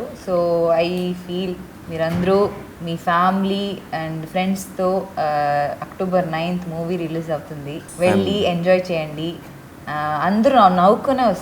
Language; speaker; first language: Telugu; non-native, learner; Tamil